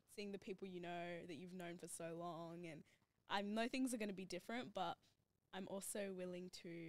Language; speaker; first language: English; native; English